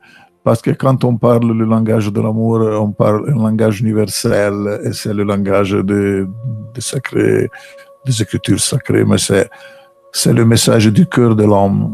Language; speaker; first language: French; non-native, fluent; Italian